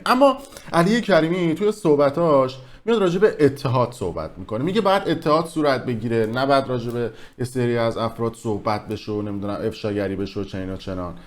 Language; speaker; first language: Persian; native; Persian